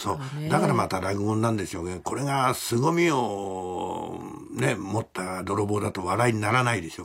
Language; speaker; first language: Japanese; native; Japanese